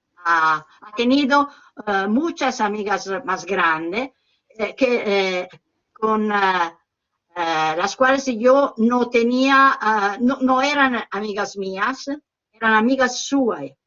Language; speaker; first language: Spanish; non-native, learner; Italian